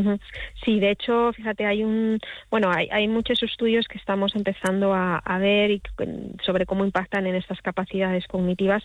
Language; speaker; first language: Spanish; native; Spanish